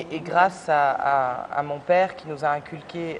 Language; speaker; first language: French; early bilingual, other home language; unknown